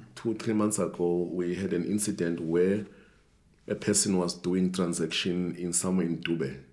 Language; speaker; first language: English; non-native, local second language; Xhosa